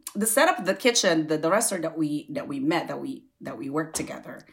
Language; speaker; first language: English; non-native, fluent; Indonesian